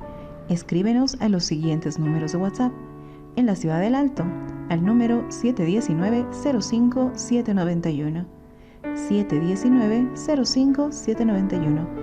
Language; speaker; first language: Spanish; native; Spanish